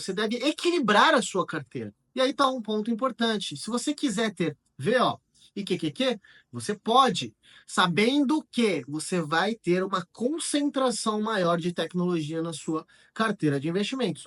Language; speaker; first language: Portuguese; native; Portuguese